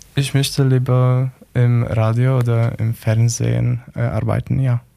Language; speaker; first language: German; non-native, learner; Polish